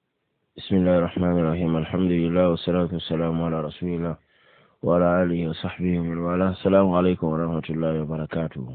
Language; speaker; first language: Arabic; non-native, fluent; Fula